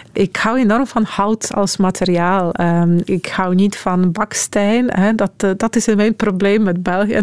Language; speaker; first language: Dutch; non-native, fluent; Polish